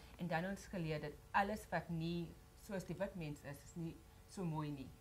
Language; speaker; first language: Afrikaans; non-native, learner; English